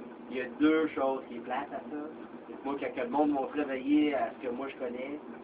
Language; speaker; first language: French; native; French